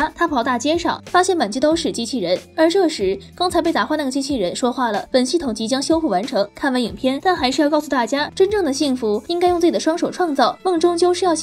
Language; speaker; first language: Chinese; native; Chinese